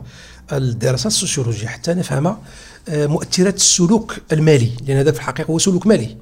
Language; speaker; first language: Arabic; native; Arabic